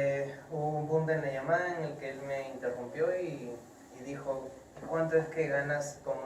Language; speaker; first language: Spanish; native; Spanish